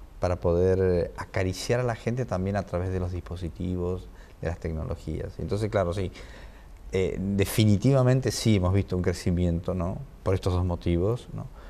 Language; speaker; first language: Spanish; native; Spanish